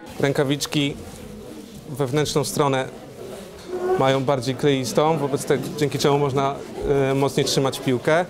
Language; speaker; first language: Polish; native; Polish